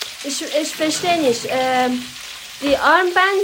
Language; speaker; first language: German; non-native, learner; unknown